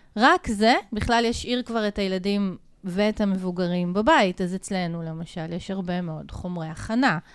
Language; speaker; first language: Hebrew; native; Hebrew